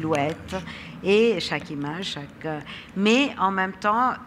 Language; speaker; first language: French; non-native, fluent; Italian